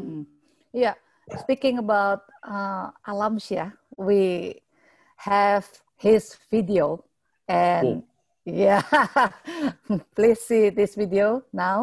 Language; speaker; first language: English; non-native, learner; Indonesian